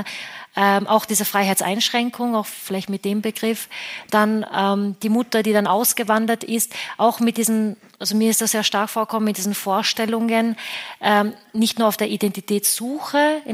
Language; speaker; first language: German; native; German